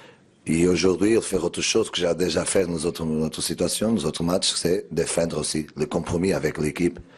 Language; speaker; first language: French; non-native, learner; Portuguese